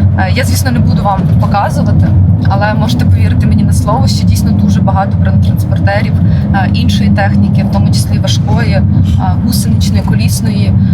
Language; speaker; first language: Ukrainian; native; Ukrainian